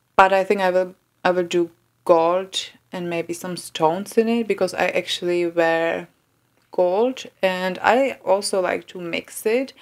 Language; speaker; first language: English; non-native, fluent; Czech